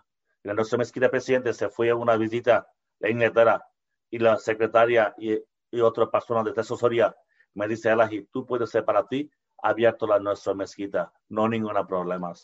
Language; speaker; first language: Spanish; non-native, learner; Bangla